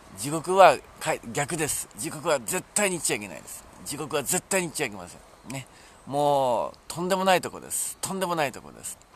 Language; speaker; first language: Japanese; native; Japanese